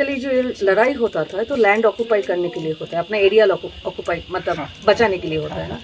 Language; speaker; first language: Hindi; native; Hindi